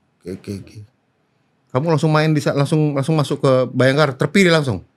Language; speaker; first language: Indonesian; native; Indonesian